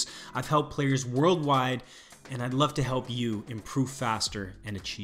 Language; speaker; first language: English; native; English